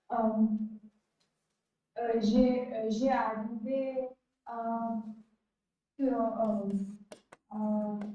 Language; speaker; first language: French; non-native, learner; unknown